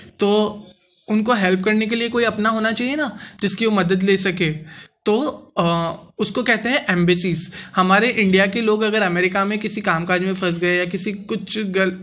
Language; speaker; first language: Hindi; non-native, local second language; Gujarati